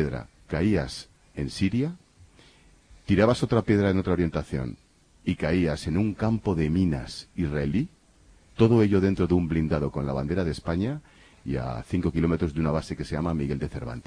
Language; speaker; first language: Spanish; native; Spanish